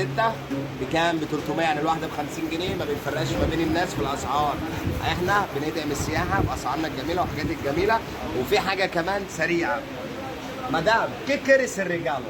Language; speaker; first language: Arabic; native; Arabic